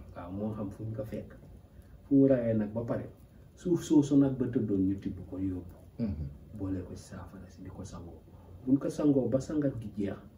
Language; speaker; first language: Wolof; native; Wolof